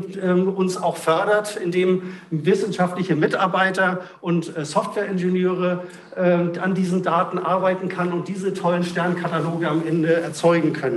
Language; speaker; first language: German; native; German